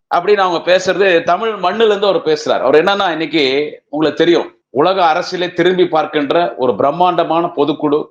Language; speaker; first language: Tamil; native; Tamil